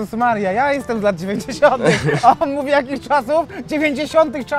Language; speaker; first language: Polish; native; Polish